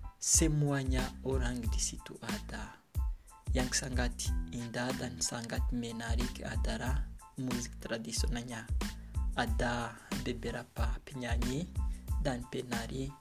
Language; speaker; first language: Indonesian; non-native, learner; Kinyarwanda